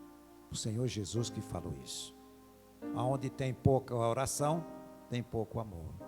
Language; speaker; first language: Portuguese; native; Portuguese